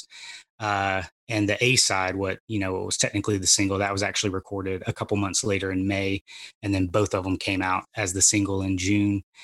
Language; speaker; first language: English; native; English